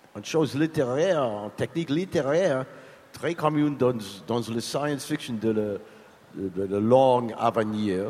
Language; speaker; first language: French; non-native, learner; English